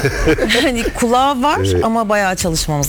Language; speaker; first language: Turkish; native; Turkish